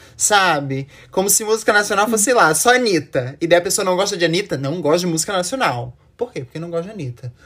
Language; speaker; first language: Portuguese; native; Portuguese